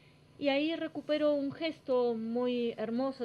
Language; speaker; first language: Spanish; native; Spanish